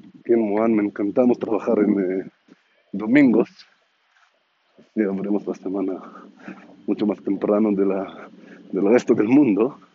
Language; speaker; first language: Spanish; non-native, learner; Hebrew